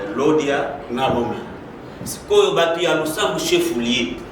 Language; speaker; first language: Lingala; non-native, local second language; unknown